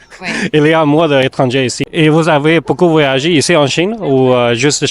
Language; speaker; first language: French; non-native, fluent; Chinese